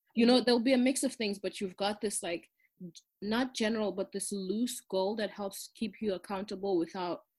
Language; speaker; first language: English; non-native, local second language; Zulu